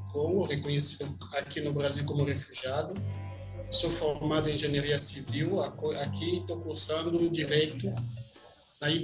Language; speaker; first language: Portuguese; non-native, fluent; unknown